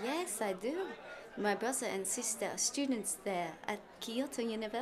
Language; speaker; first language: English; non-native, learner; Spanish